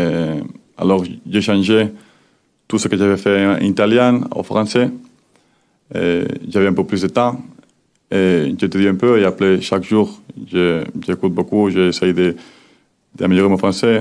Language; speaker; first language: French; non-native, learner; Spanish